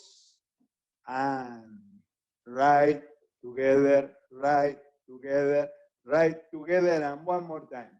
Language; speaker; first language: English; non-native, fluent; Spanish